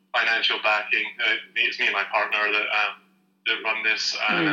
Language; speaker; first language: English; native; English